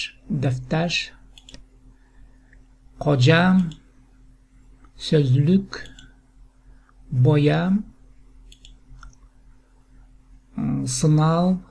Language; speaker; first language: Turkish; non-native, learner; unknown